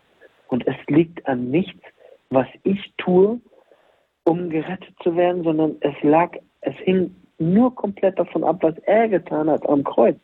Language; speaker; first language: German; native; German